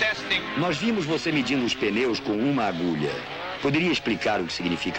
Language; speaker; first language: Portuguese; native; Portuguese